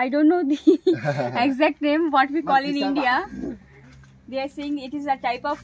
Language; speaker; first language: English; non-native, local second language; Hindi